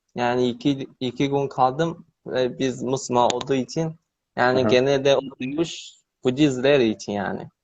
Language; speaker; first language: Turkish; non-native, learner; Chinese